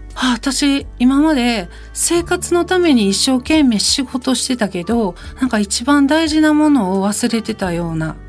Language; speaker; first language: Japanese; native; Japanese